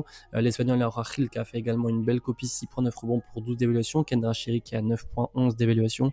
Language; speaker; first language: French; native; French